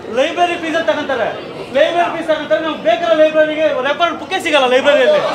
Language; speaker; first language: Kannada; native; Kannada